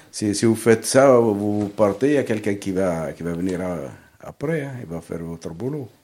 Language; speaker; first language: French; non-native, local second language; Arabic